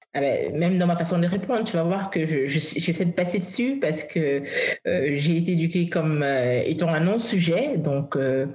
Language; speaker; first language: French; early bilingual, heritage; English